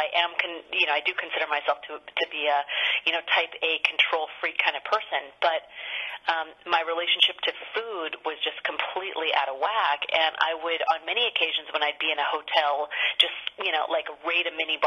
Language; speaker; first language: English; native; English